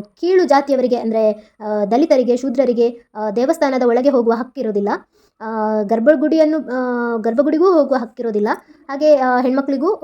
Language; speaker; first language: Kannada; non-native, local second language; Tulu